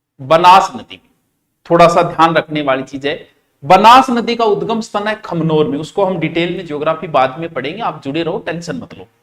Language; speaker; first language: Hindi; native; Hindi